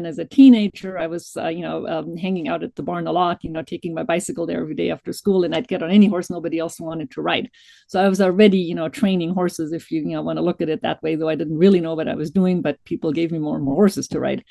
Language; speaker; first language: English; non-native, fluent; German